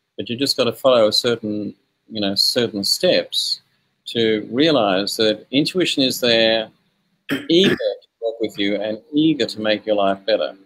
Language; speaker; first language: English; native; English